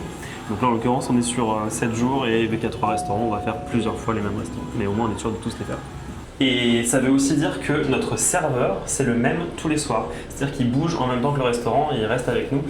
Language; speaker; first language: French; native; French